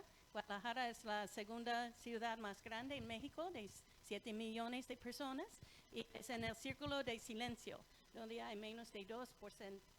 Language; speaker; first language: Spanish; non-native, fluent; English